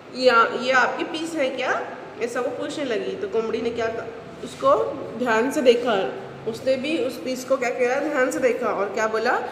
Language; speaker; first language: Hindi; non-native, local second language; Marathi